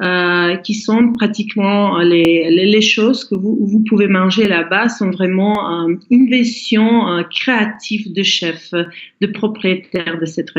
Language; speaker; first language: French; non-native, fluent; Croatian